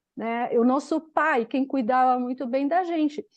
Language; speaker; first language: Portuguese; non-native, fluent; Albanian